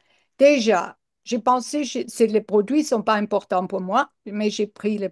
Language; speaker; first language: French; non-native, learner; English